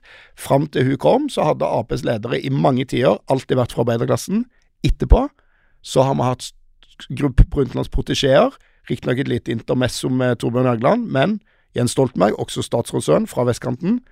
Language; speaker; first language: Norwegian; native; Norwegian